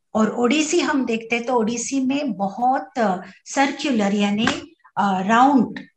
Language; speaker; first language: Hindi; non-native, local second language; Marathi